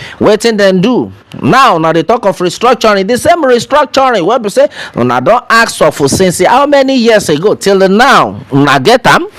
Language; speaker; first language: Nigerian Pidgin; non-native, local second language; Yoruba